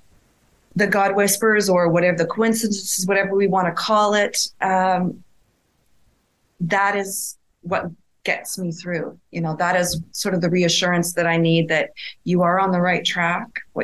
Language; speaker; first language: English; native; English